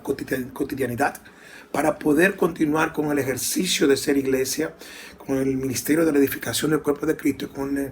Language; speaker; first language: Spanish; native; Spanish